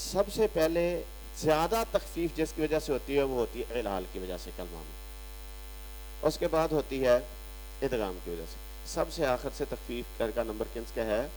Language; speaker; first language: Urdu; non-native, local second language; Punjabi